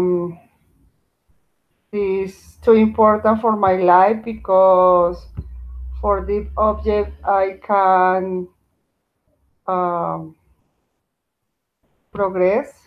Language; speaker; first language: English; non-native, learner; Spanish